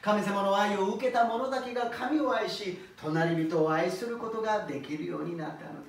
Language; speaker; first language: Japanese; non-native, fluent; Korean